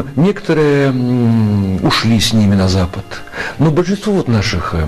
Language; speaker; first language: Ukrainian; native; Ukrainian